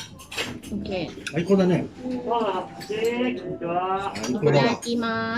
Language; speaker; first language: Japanese; non-native, learner; Thai